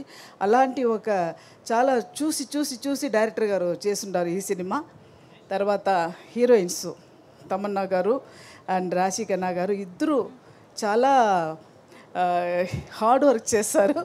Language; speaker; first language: Telugu; non-native, fluent; Tamil